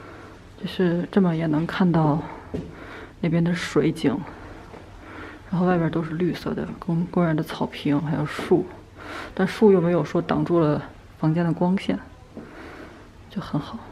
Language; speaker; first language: Chinese; native; Chinese